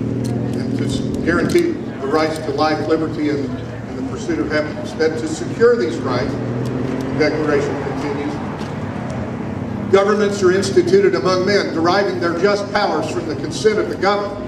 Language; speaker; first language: English; native; English